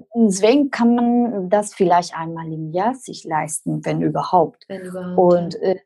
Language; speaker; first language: German; non-native, fluent; Spanish